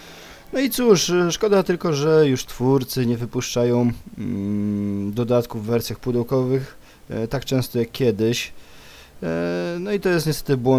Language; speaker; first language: Polish; native; Polish